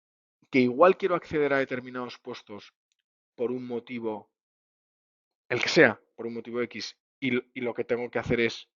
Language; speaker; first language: Spanish; native; Spanish